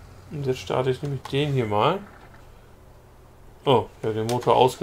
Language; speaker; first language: German; native; German